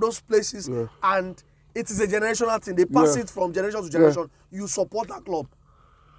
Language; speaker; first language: English; non-native, local second language; Yoruba